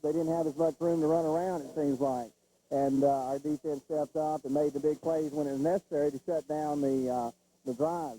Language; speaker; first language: English; native; English